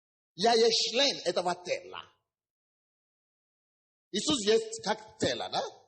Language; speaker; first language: Russian; non-native, fluent; Yoruba